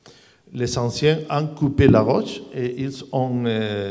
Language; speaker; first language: French; non-native, learner; Spanish